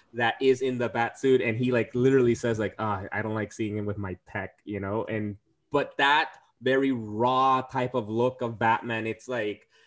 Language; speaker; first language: English; early bilingual, other home language; Spanish